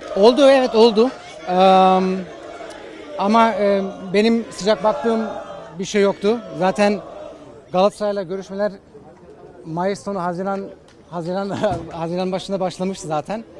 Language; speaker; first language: Turkish; early bilingual, heritage; Turkish